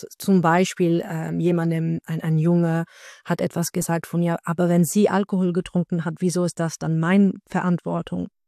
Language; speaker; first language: German; non-native, fluent; Dutch